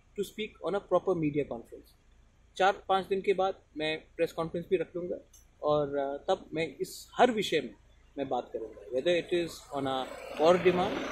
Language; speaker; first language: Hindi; non-native, local second language; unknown